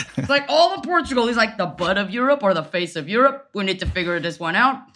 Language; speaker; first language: English; non-native, fluent; Portuguese